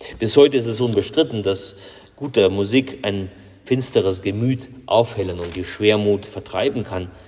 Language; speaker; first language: German; non-native, fluent; Russian